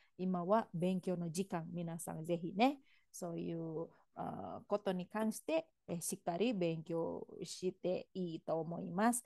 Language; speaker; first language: Japanese; non-native, fluent; Indonesian